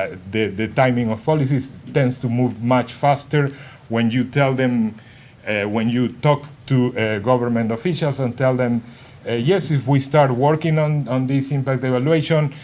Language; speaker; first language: English; non-native, fluent; Spanish